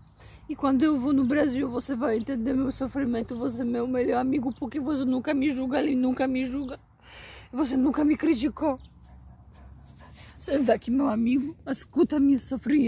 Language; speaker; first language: Portuguese; non-native, fluent; Polish